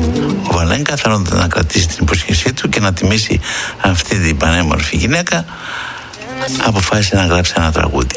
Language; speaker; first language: Greek; native; Greek